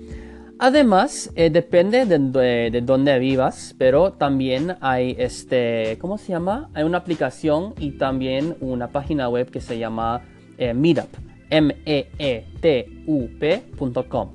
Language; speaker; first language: Spanish; non-native, fluent; English